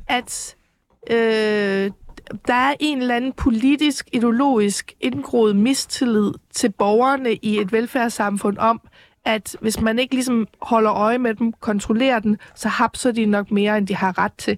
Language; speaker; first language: Danish; native; Danish